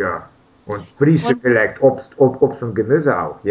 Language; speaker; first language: German; non-native, learner; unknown